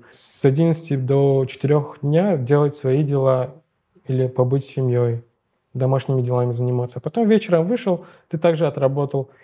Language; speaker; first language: Russian; non-native, local second language; Uzbek